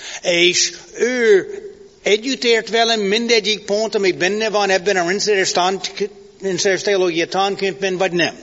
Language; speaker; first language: Hungarian; non-native, fluent; English